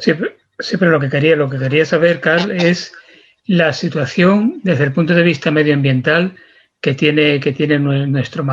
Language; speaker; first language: Spanish; native; Spanish